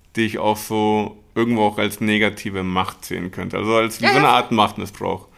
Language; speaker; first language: German; early bilingual, other home language; Spanish